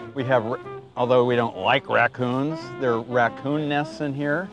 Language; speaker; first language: English; native; English